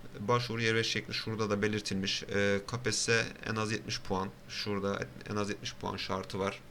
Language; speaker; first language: Turkish; native; Turkish